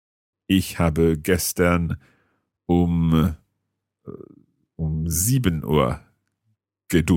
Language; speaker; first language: German; non-native, learner; English